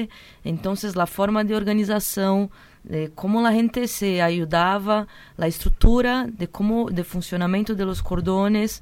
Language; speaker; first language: Spanish; non-native, learner; Portuguese